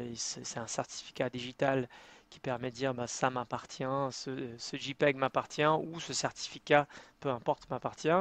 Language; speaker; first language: French; native; French